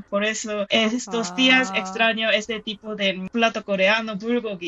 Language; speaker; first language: Spanish; non-native, fluent; Korean